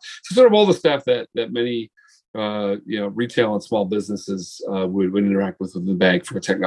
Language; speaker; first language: English; native; English